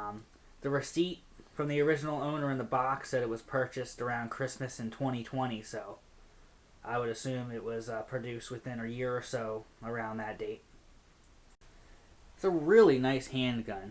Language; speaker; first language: English; native; English